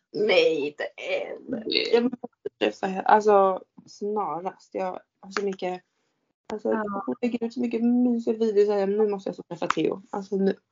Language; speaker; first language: Swedish; native; Swedish